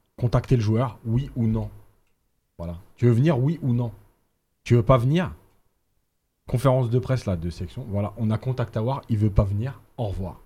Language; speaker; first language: French; native; French